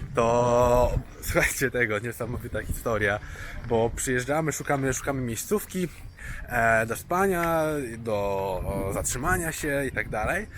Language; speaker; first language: Polish; native; Polish